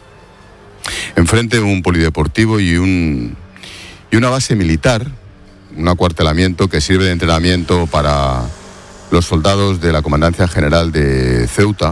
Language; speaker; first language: Spanish; native; Spanish